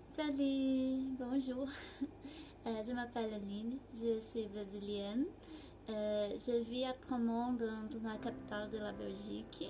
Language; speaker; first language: French; non-native, learner; Portuguese